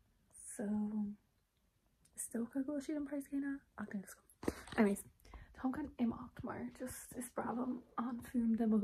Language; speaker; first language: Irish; non-native, local second language; English